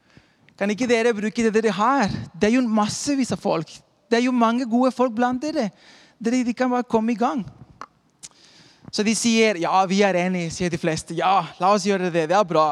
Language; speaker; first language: Norwegian; non-native, fluent; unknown